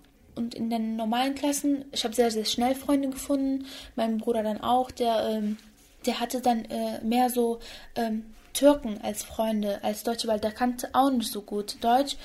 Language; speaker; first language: German; early bilingual, other home language; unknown